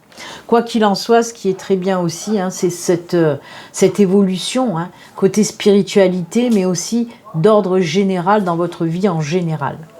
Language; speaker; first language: French; native; French